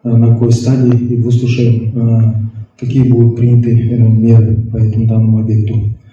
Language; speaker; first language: Russian; non-native, local second language; Kazakh